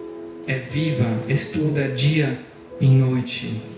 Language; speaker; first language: Portuguese; non-native, fluent; German